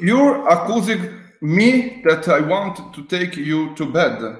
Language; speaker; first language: English; non-native, learner; Italian